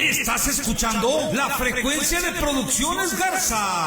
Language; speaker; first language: Spanish; native; Spanish